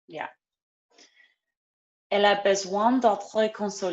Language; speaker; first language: French; non-native, learner; English